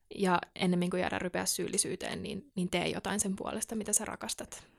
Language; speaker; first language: Finnish; native; Finnish